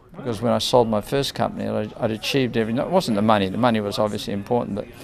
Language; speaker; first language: English; native; English